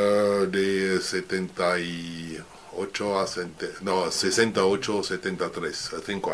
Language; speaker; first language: Spanish; non-native, learner; French